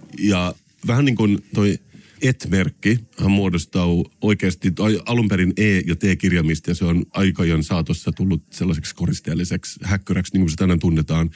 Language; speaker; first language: Finnish; non-native, local second language; Swedish